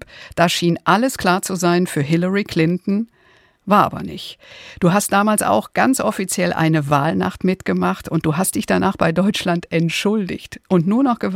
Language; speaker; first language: German; native; German